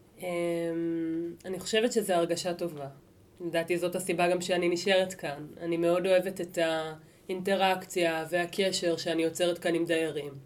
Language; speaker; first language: Hebrew; native; Hebrew